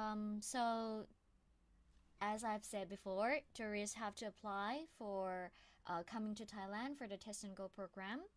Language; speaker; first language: English; non-native, fluent; Thai